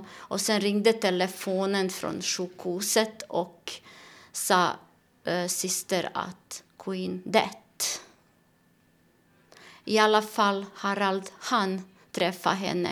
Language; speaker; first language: Swedish; non-native, learner; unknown